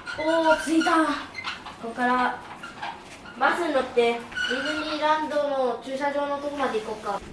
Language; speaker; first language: Japanese; native; Japanese